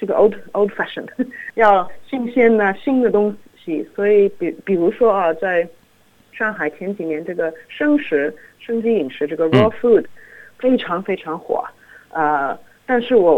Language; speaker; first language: Chinese; non-native, fluent; English